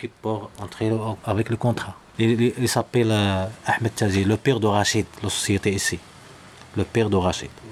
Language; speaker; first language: French; non-native, learner; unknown